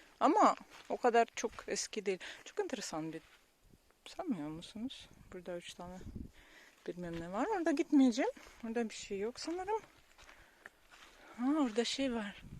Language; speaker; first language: Turkish; non-native, learner; Russian